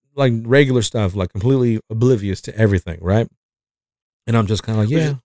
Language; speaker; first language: English; non-native, fluent; Spanish